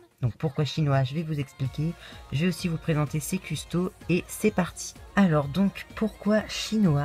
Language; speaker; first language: French; native; French